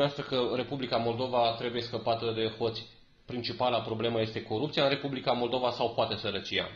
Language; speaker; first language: Romanian; native; Romanian